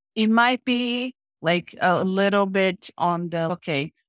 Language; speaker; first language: English; non-native, fluent; Portuguese